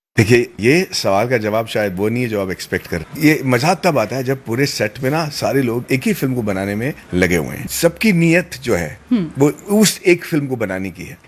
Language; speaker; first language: Hindi; non-native, local second language; Tamil